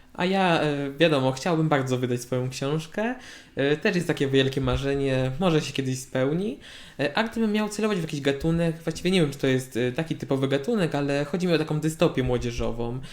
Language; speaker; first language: Polish; native; Polish